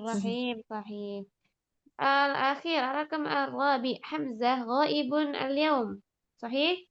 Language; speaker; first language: Arabic; non-native, fluent; Indonesian